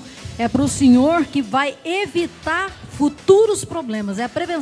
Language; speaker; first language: Portuguese; native; Portuguese